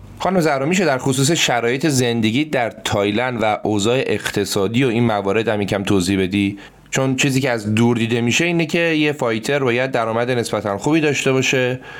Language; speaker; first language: Persian; native; Persian